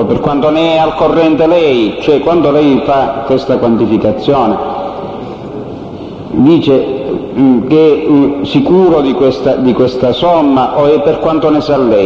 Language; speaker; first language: Italian; native; Italian